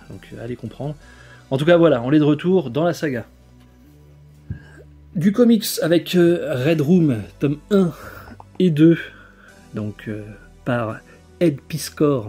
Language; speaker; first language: French; native; French